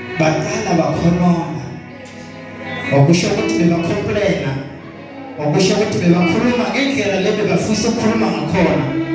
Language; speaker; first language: Zulu; non-native, local second language; South Ndebele